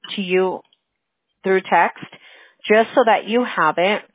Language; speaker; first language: English; early bilingual, other home language; Spanish